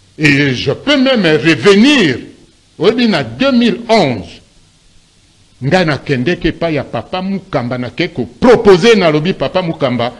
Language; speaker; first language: Lingala; native; Lingala